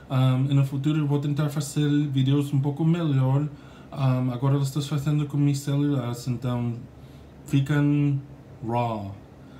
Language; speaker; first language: Portuguese; non-native, learner; English